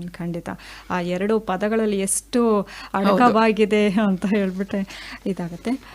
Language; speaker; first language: Kannada; native; Kannada